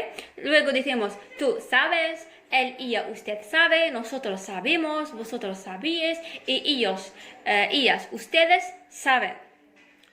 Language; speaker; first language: Spanish; non-native, fluent; Arabic